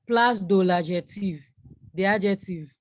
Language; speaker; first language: French; non-native, fluent; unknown